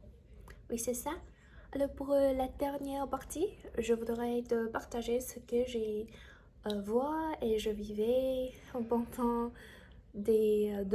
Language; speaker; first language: French; non-native, learner; Chinese